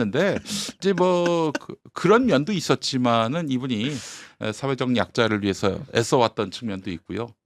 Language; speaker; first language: Korean; native; Korean